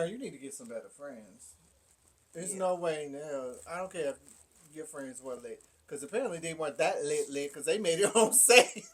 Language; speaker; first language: English; native; English